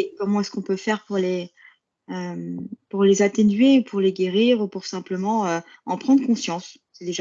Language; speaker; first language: French; native; French